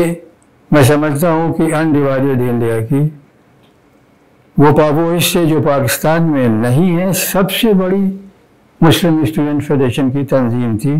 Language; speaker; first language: Urdu; native; Urdu